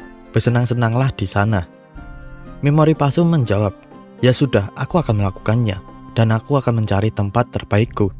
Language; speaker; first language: Indonesian; native; Indonesian